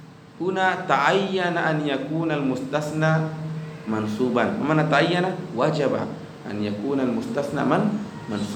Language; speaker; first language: Arabic; non-native, fluent; Indonesian